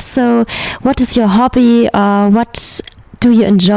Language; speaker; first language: English; non-native, fluent; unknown